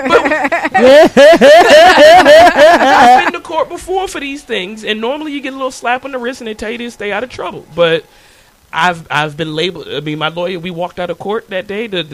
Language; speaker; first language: English; native; English